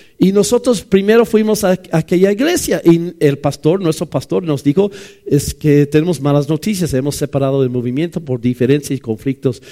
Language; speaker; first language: Spanish; non-native, fluent; English